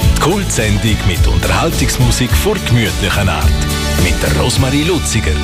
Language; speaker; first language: German; native; German